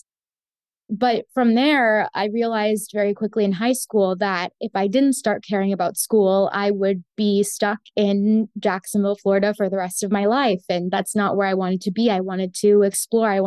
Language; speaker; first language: English; early bilingual, other home language; Spanish